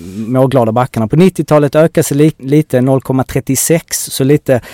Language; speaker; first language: Swedish; native; Swedish